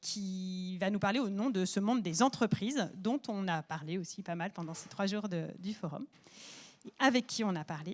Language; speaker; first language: French; native; French